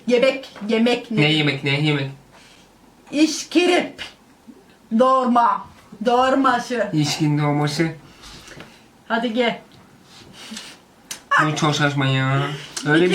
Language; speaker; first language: Turkish; non-native, learner; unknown